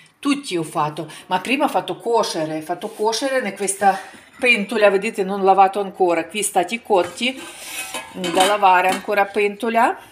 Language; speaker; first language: Italian; non-native, fluent; Ukrainian